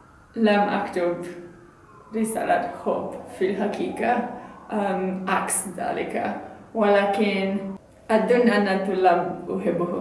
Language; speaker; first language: Arabic; non-native, learner; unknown